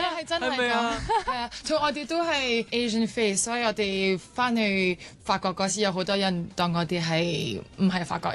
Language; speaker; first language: Cantonese; non-native, local second language; French